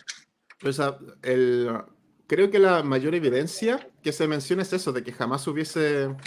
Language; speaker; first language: Spanish; native; Spanish